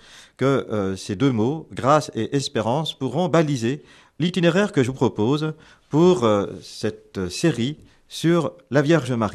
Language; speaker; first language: French; native; French